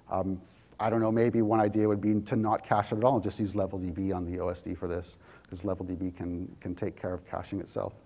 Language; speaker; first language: English; native; English